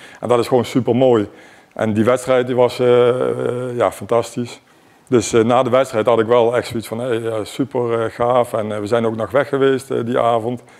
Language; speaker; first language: Dutch; native; Dutch